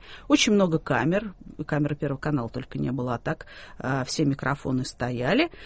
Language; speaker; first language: Russian; native; Russian